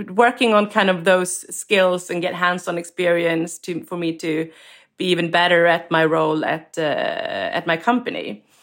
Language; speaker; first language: English; non-native, fluent; Swedish